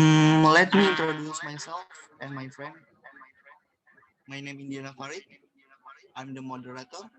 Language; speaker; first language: English; non-native, learner; Indonesian